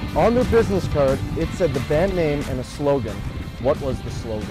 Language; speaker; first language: English; native; English